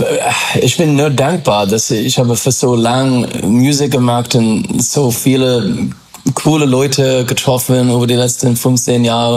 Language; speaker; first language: German; non-native, learner; English